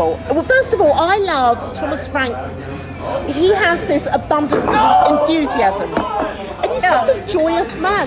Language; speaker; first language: English; native; English